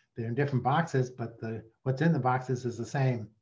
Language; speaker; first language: English; native; English